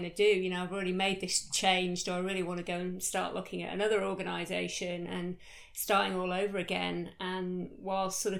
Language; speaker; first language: English; native; English